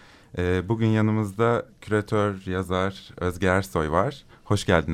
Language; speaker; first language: Turkish; native; Turkish